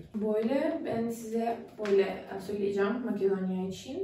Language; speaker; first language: Turkish; non-native, learner; Macedonian